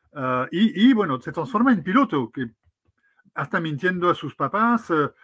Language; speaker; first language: Spanish; non-native, fluent; French